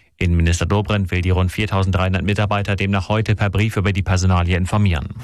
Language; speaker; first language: German; native; German